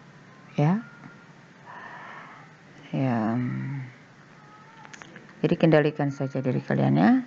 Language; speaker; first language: Indonesian; native; Indonesian